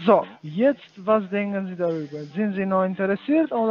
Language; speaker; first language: German; non-native, learner; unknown